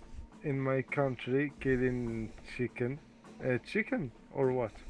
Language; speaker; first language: English; non-native, learner; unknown